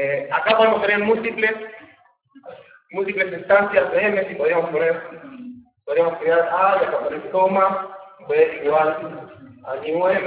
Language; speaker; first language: Spanish; native; Spanish